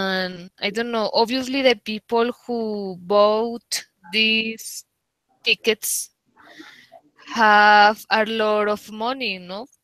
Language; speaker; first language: English; non-native, learner; Spanish